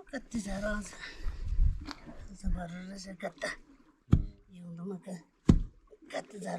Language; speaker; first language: Nepali; non-native, local second language; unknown